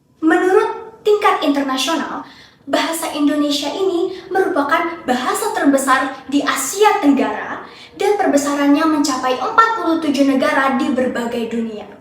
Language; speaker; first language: Indonesian; native; Indonesian